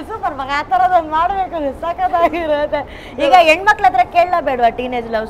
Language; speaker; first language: Kannada; native; Kannada